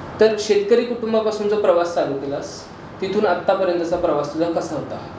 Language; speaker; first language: Marathi; native; Marathi